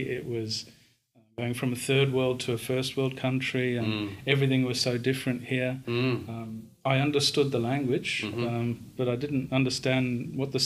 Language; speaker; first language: English; native; English